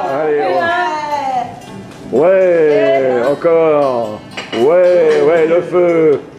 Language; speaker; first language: French; native; French